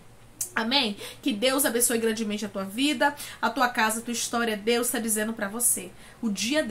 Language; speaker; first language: Portuguese; native; Portuguese